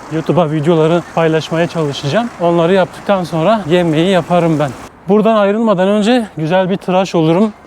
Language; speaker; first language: Turkish; native; Turkish